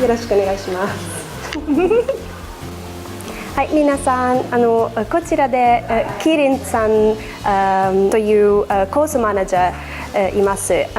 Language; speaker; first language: Japanese; non-native, learner; English